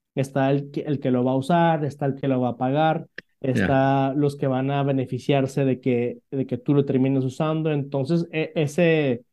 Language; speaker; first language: Spanish; native; Spanish